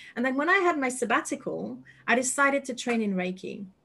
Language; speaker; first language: English; non-native, fluent; French